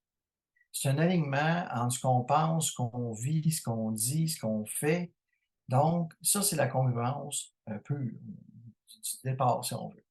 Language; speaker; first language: French; native; French